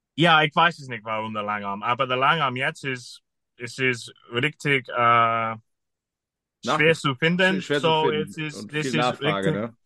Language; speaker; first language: German; non-native, fluent; English